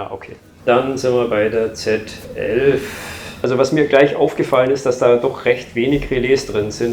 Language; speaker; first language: German; native; German